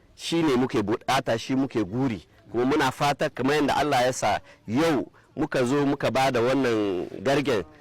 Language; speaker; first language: Hausa; non-native, local second language; Fula